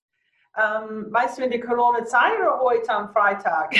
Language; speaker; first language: German; non-native, fluent; English